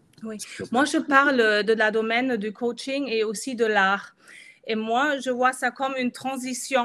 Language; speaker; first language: French; non-native, fluent; German